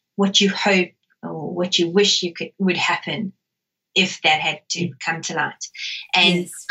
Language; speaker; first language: English; native; English